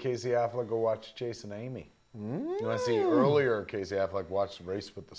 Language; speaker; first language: English; native; English